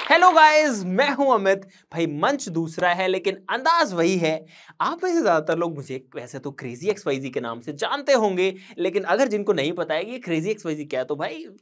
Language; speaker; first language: Hindi; native; Hindi